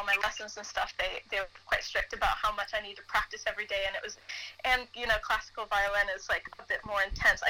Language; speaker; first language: English; native; English